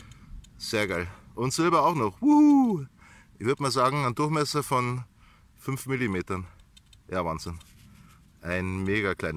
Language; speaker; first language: German; native; German